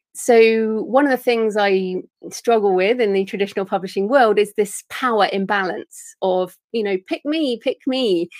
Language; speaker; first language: English; native; English